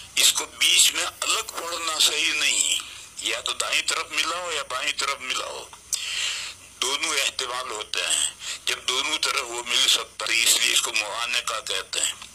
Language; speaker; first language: Urdu; non-native, local second language; Gujarati